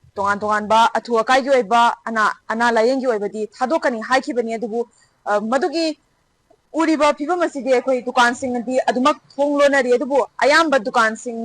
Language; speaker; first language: Manipuri; native; Manipuri